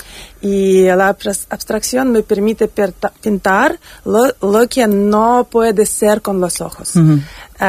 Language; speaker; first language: Spanish; non-native, learner; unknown